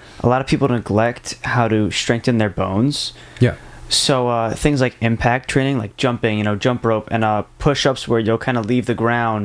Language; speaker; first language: English; native; English